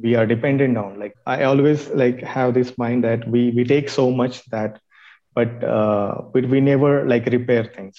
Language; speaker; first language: English; non-native, local second language; Marathi